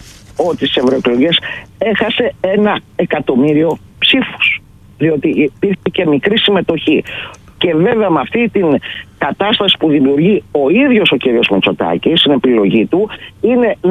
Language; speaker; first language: Greek; native; Greek